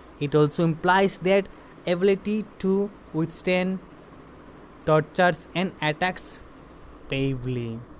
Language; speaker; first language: English; non-native, local second language; Bangla